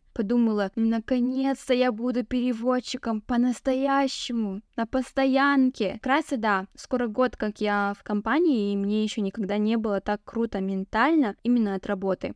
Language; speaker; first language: Russian; non-native, local second language; Kazakh